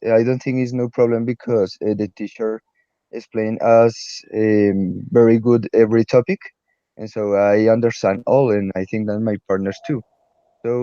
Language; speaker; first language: English; non-native, learner; Spanish